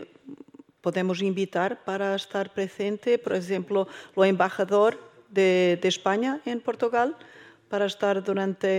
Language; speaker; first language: Spanish; non-native, learner; Portuguese